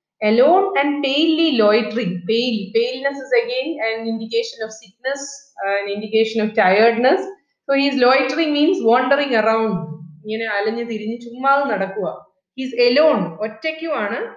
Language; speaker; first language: English; non-native, local second language; Malayalam